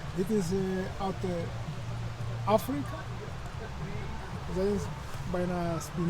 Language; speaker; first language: Dutch; non-native, learner; Kinyarwanda